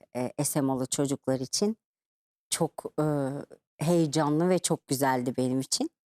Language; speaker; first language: Turkish; native; Turkish